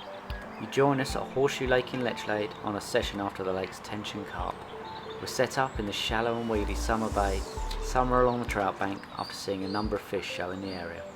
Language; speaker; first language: English; native; English